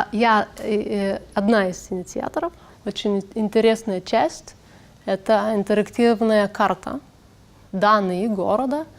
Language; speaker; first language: Russian; non-native, learner; Lithuanian